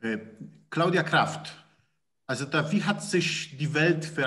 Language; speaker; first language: German; non-native, fluent; Polish